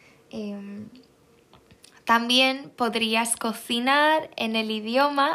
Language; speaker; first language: Spanish; non-native, fluent; Swedish